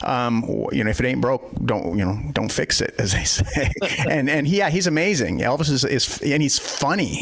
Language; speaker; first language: English; native; English